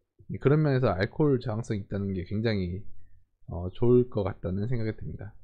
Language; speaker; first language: Korean; native; Korean